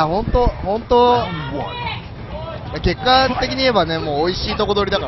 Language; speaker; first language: Japanese; native; Japanese